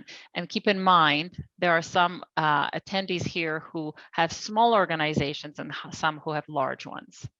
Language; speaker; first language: English; non-native, fluent; Polish